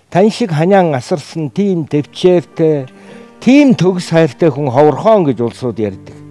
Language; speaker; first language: Mongolian; native; Mongolian